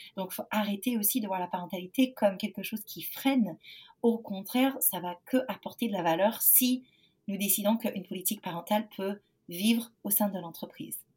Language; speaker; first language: French; non-native, fluent; English